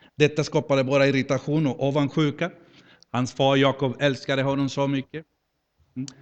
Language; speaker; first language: Swedish; non-native, fluent; Spanish